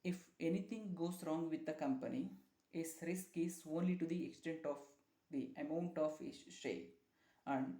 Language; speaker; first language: English; non-native, local second language; Kannada